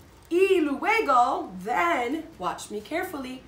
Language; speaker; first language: English; native; English